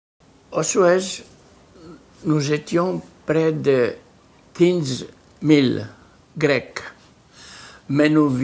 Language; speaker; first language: French; non-native, fluent; Greek